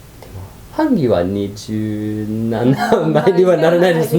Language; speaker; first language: Japanese; non-native, fluent; English